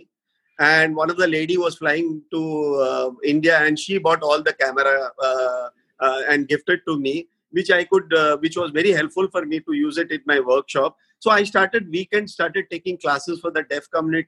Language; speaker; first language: English; non-native, local second language; Marathi